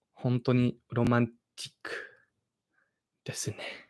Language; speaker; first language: Japanese; non-native, learner; English